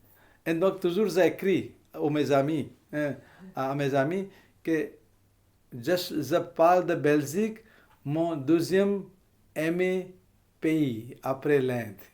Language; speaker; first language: French; non-native, fluent; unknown